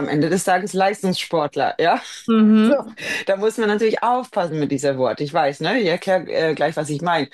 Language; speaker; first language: German; non-native, fluent; Swedish